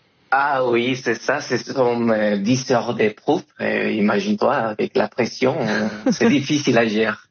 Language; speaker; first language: French; non-native, fluent; Spanish